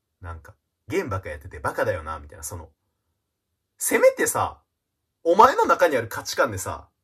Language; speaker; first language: Japanese; native; Japanese